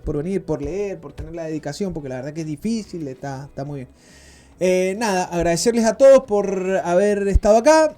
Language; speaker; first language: Spanish; native; Spanish